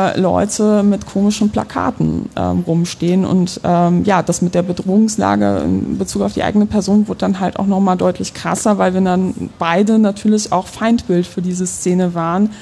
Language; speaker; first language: German; early bilingual, other home language; Polish